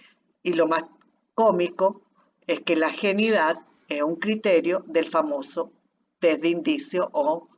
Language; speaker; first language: Spanish; native; Spanish